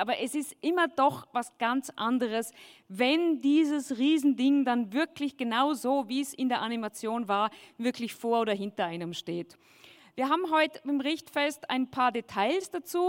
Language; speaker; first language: German; native; German